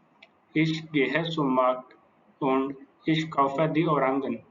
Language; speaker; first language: German; non-native, learner; Hindi